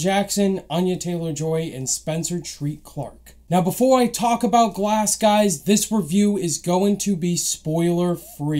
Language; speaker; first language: English; native; English